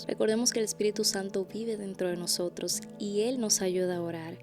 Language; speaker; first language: Spanish; native; Spanish